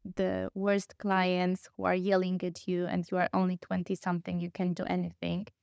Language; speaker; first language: English; non-native, fluent; Polish